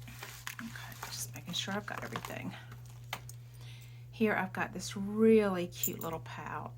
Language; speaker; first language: English; native; English